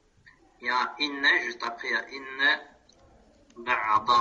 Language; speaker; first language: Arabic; non-native, learner; French